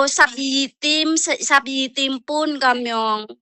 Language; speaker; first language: Chinese; non-native, learner; Indonesian